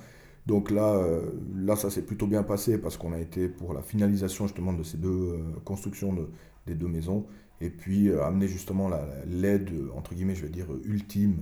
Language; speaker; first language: French; early bilingual, other home language; Albanian